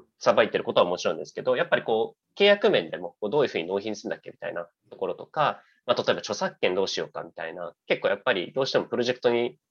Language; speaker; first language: Japanese; native; Japanese